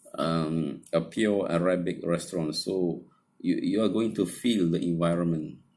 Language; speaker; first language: English; non-native, local second language; Malay